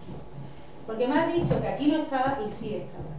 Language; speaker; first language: Spanish; native; Spanish